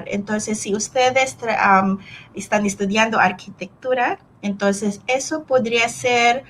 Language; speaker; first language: Spanish; non-native, fluent; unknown